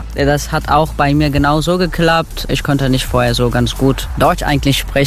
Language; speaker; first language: German; non-native, learner; Turkish